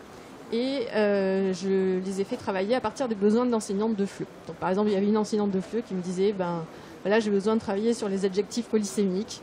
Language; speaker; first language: French; native; French